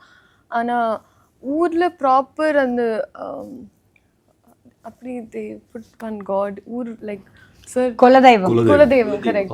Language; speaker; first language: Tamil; non-native, learner; Telugu